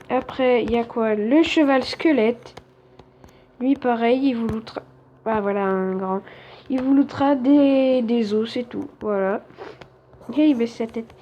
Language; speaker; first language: French; native; French